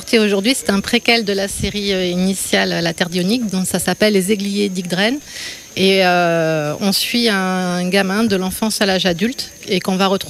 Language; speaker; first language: French; native; French